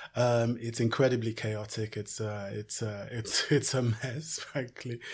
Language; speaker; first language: English; early bilingual, other home language; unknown